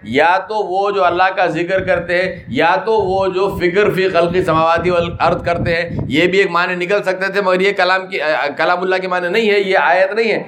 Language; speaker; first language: Urdu; native; Urdu